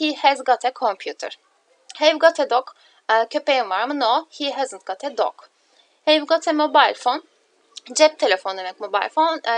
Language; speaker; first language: English; non-native, fluent; Turkish